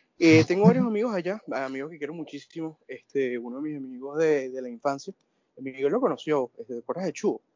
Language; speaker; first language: Spanish; native; Spanish